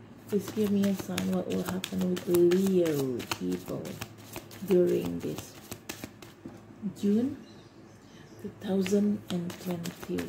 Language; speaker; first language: English; non-native, fluent; Indonesian